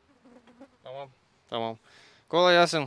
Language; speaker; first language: Turkish; non-native, learner; Russian